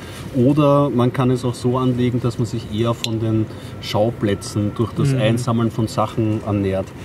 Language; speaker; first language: German; native; German